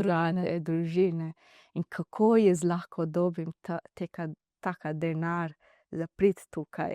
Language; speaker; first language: Slovenian; non-native, learner; Divehi